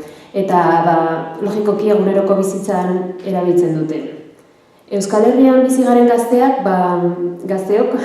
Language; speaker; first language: Basque; early bilingual, other home language; Arabic